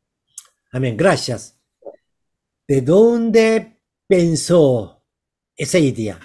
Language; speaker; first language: Spanish; non-native, learner; Korean